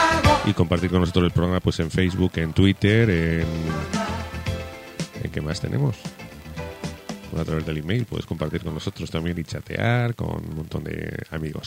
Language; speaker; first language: Spanish; native; Spanish